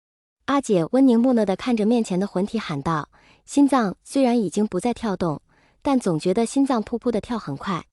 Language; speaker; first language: Chinese; native; Chinese